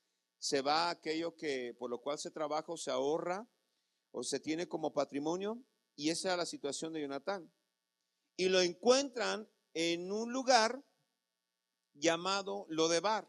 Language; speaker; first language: Spanish; native; Spanish